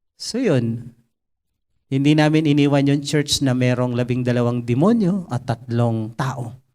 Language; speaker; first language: Filipino; native; Filipino